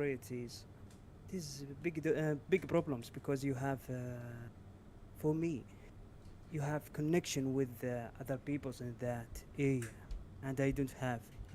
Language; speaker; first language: English; non-native, learner; Arabic